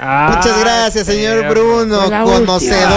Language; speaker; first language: Spanish; native; Spanish